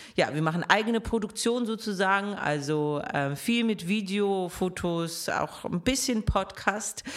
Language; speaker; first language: German; non-native, fluent; Russian